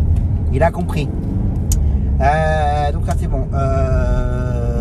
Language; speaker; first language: French; native; French